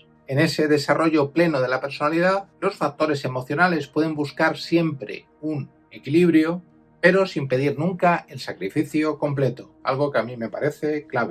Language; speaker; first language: Spanish; native; Spanish